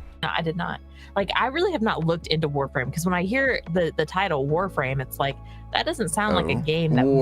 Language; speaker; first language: English; native; English